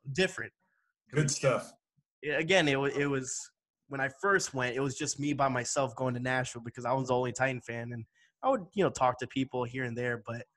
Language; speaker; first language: English; native; English